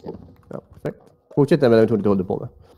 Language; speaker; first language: Swedish; native; Swedish